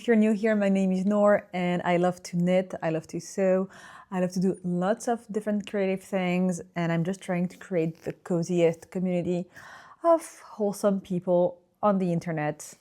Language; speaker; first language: English; non-native, fluent; French